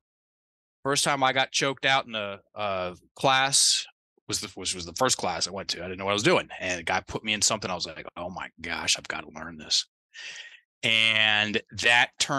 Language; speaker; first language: English; native; English